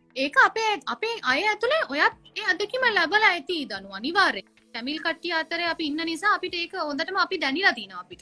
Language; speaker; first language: Sinhala; non-native, local second language; Tamil